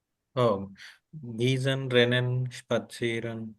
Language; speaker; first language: German; non-native, learner; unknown